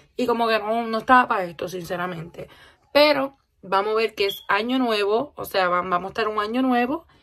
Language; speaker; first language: Spanish; early bilingual, heritage; Spanish